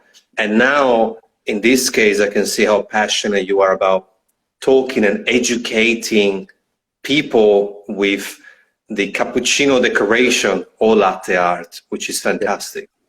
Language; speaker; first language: English; non-native, fluent; Italian